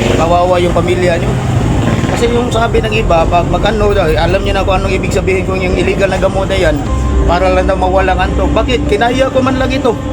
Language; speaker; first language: Filipino; non-native, local second language; Cebuano